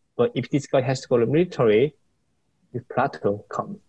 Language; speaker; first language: English; non-native, fluent; Korean